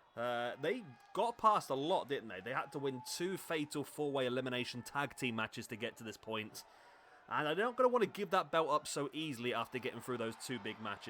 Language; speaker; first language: English; native; English